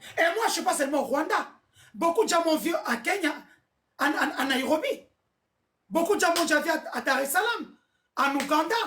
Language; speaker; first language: French; non-native, local second language; Lingala